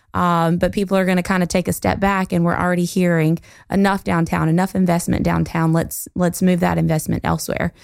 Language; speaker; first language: English; native; English